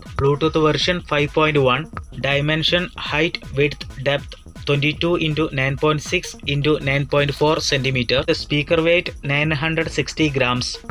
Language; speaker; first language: English; non-native, local second language; Malayalam